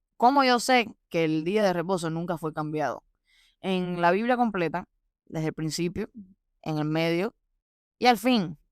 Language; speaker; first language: Spanish; early bilingual, heritage; Spanish